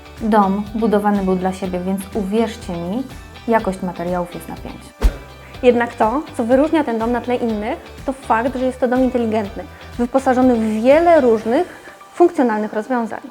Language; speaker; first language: Polish; native; Polish